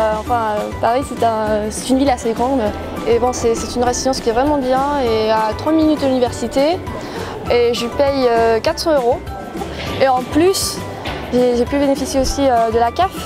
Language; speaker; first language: French; non-native, fluent; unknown